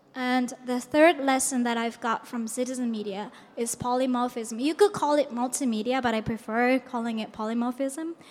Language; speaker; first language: English; non-native, fluent; Japanese